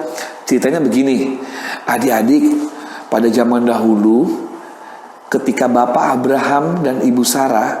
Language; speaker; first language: Indonesian; native; Indonesian